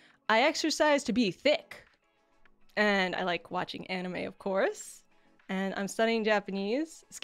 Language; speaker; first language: English; native; English